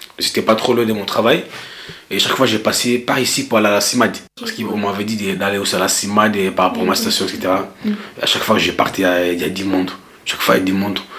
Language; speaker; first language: French; non-native, local second language; Lingala